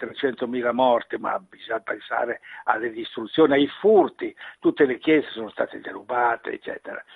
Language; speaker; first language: Italian; native; Italian